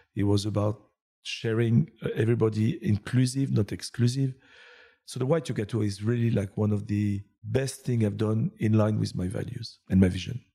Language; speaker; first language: English; non-native, fluent; French